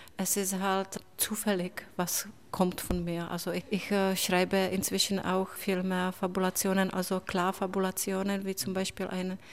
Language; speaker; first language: German; non-native, fluent; Czech